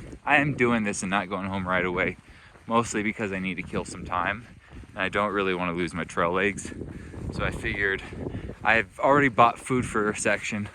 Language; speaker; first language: English; native; English